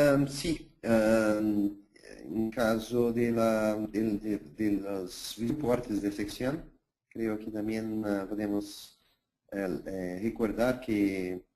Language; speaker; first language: Spanish; non-native, fluent; Portuguese